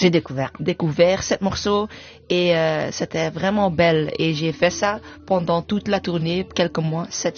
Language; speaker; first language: French; non-native, learner; English